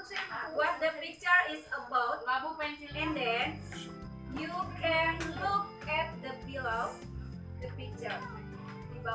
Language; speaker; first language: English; non-native, learner; Indonesian